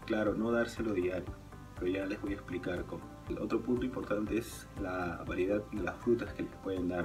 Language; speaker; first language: Spanish; native; Spanish